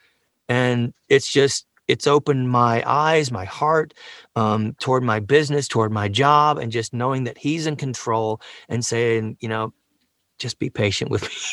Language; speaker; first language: English; native; English